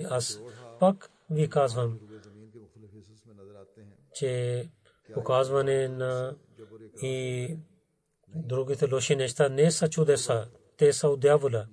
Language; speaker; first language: Bulgarian; non-native, learner; Urdu